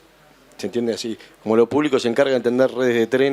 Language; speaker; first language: Spanish; native; Spanish